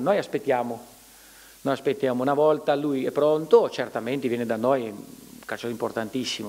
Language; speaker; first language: Italian; non-native, fluent; Portuguese